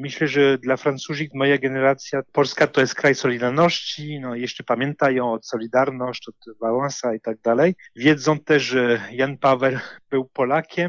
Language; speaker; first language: Polish; non-native, learner; French